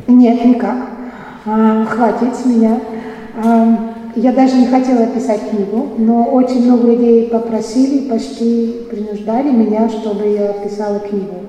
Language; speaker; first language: Russian; non-native, fluent; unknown